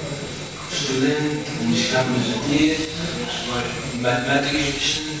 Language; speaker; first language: German; non-native, learner; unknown